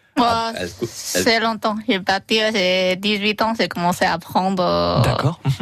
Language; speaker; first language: French; non-native, learner; Chinese